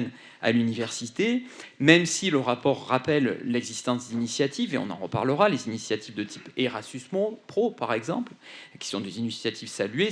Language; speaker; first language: French; native; French